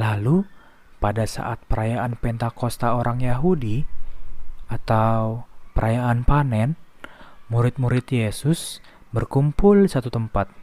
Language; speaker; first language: Indonesian; native; Indonesian